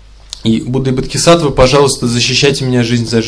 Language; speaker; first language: Russian; native; Russian